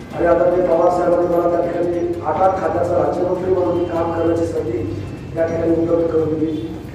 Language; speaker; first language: Marathi; native; Marathi